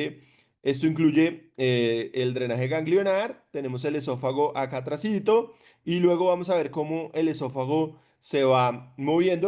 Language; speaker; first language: Spanish; native; Spanish